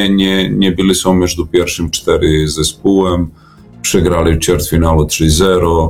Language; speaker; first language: Polish; non-native, learner; Serbian